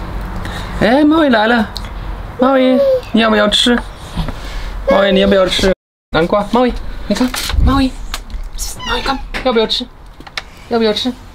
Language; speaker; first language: Chinese; non-native, fluent; German